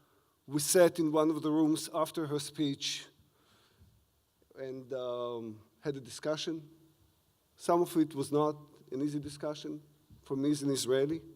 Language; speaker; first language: English; non-native, fluent; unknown